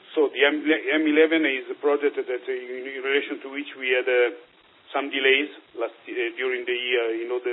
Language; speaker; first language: English; non-native, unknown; Italian